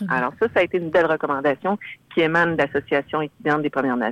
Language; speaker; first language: French; native; French